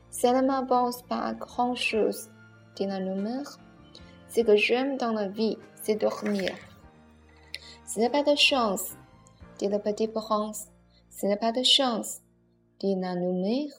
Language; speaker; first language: French; non-native, learner; Chinese